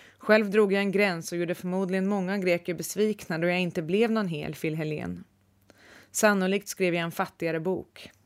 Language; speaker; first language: Swedish; native; Swedish